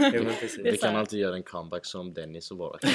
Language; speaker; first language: Swedish; early bilingual, other home language; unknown